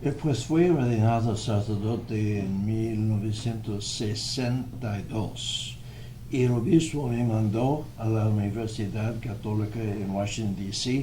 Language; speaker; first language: Spanish; non-native, fluent; English